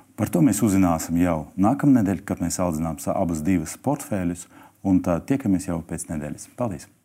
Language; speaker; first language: Latvian; non-native, local second language; Russian